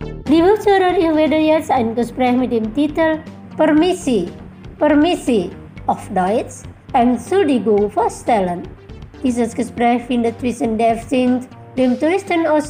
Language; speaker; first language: German; non-native, fluent; Indonesian